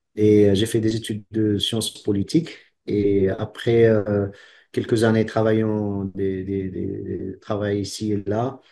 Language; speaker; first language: French; non-native, local second language; Arabic